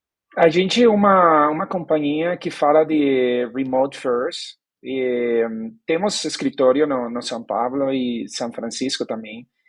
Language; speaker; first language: Portuguese; non-native, fluent; Spanish